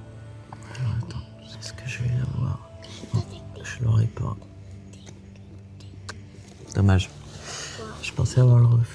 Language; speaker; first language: French; native; French